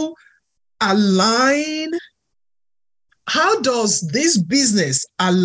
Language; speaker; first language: English; non-native, local second language; Yoruba